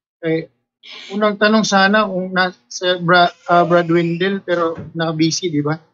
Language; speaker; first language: Filipino; non-native, local second language; Cebuano